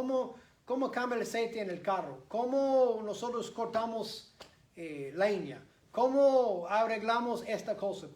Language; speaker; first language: Spanish; non-native, fluent; English